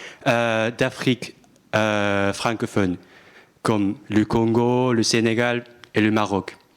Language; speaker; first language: French; non-native, fluent; Japanese